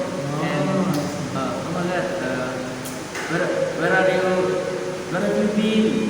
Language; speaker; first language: English; non-native, learner; Indonesian